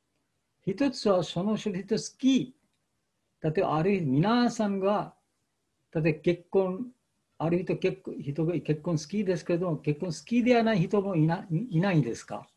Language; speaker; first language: Japanese; non-native, fluent; Bangla